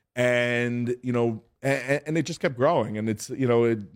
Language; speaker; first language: English; native; English